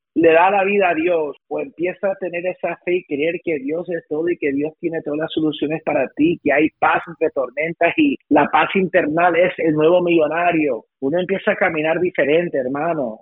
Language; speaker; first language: Spanish; early bilingual, heritage; Spanish